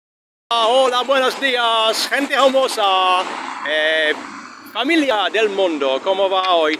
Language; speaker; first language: Spanish; non-native, learner; English